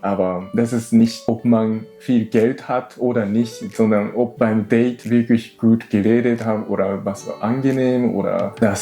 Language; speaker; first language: German; non-native, learner; Japanese